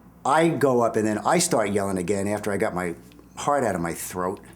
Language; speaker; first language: English; native; English